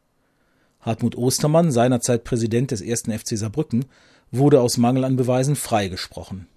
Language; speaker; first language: German; native; German